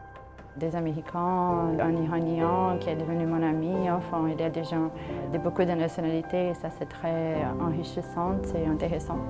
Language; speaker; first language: French; non-native, fluent; Portuguese